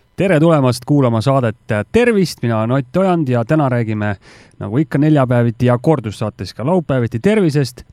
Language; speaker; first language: Estonian; native; Estonian